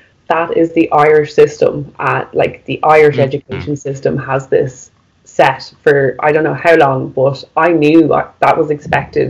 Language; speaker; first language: English; native; English